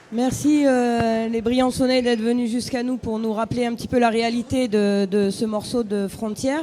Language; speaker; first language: French; native; French